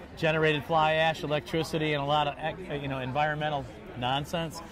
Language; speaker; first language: English; native; English